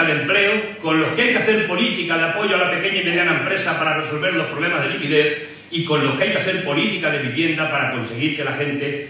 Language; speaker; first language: Spanish; native; Spanish